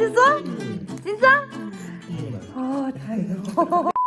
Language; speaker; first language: Korean; early bilingual, heritage; Korean